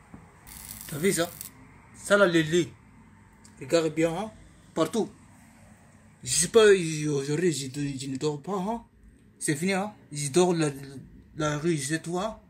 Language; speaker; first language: French; non-native, learner; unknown